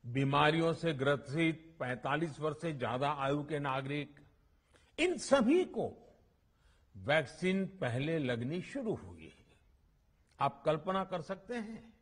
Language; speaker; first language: Hindi; non-native, local second language; Gujarati